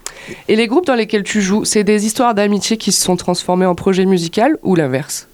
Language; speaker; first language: French; native; French